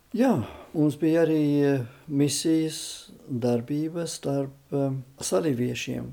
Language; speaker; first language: Latvian; early bilingual, heritage; Latvian